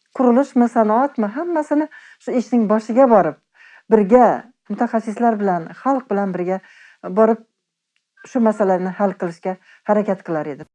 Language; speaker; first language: Uzbek; native; Uzbek